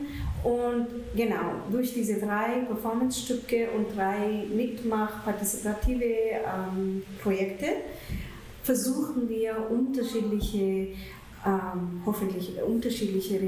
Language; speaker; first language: German; non-native, fluent; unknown